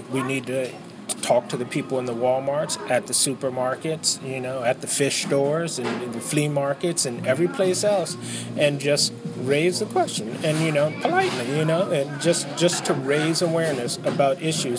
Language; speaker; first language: English; native; English